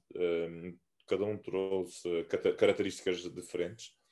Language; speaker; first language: Portuguese; non-native, local second language; Kabuverdianu